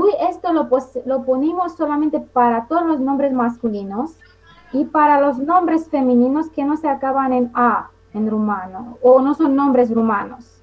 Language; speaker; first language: Spanish; non-native, fluent; Romanian